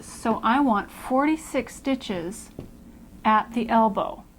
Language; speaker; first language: English; native; English